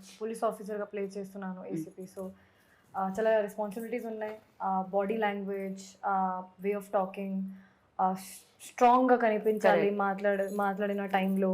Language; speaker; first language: Telugu; non-native, fluent; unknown